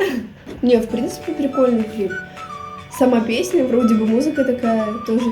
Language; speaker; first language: Russian; native; Russian